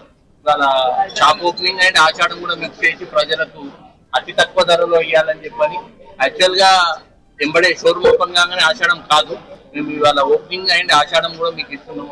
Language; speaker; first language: Telugu; native; Telugu